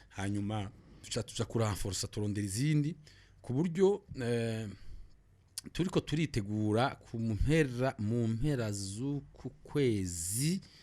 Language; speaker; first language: Rundi; native; Rundi